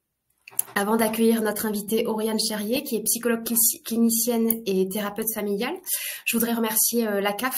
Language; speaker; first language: French; native; French